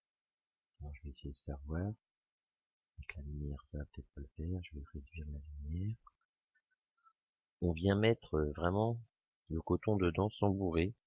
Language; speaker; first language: French; native; French